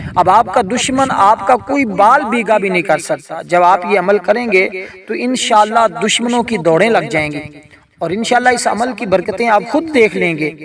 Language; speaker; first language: Urdu; non-native, local second language; Punjabi